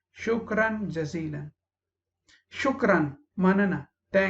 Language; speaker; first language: Arabic; non-native, fluent; Pashto